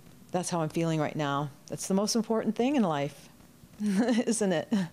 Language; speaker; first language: English; early bilingual, other home language; Spanish